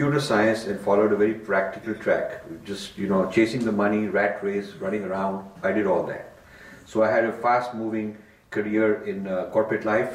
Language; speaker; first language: English; non-native, local second language; Hindi